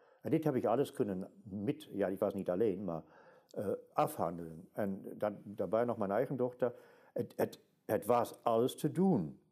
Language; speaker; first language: Dutch; non-native, fluent; German